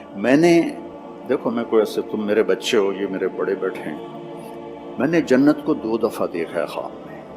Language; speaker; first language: Urdu; non-native, local second language; Punjabi